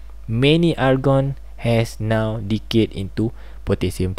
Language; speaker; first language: English; non-native, local second language; Malay